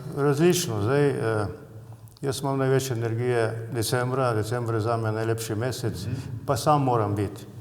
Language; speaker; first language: Slovenian; native; Slovenian